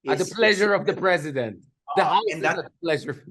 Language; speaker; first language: English; non-native, local second language; Filipino